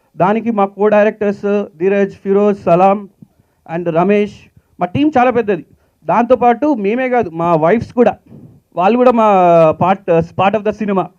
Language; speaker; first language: Telugu; native; Telugu